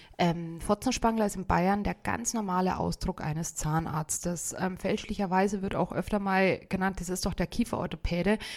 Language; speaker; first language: German; native; German